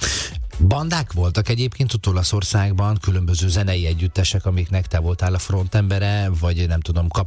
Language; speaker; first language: Hungarian; native; Hungarian